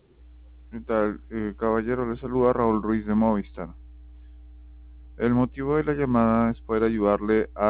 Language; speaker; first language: Spanish; native; Spanish